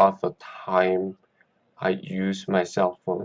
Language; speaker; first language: English; non-native, learner; Korean